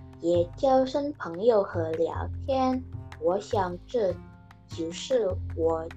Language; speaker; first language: Chinese; non-native, learner; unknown